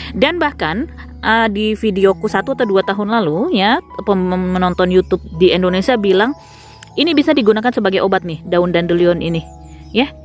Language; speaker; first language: Indonesian; native; Indonesian